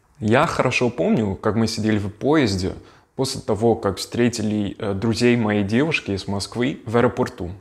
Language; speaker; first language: Russian; non-native, fluent; Dutch